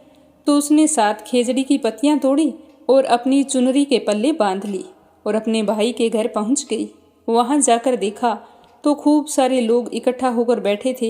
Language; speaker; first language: Hindi; native; Hindi